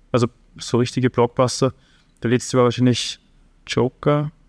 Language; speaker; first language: German; native; German